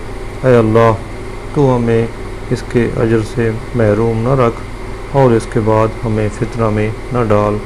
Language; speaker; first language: Urdu; native; Urdu